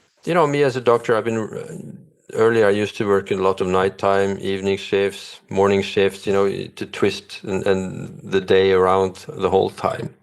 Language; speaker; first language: English; non-native, fluent; Norwegian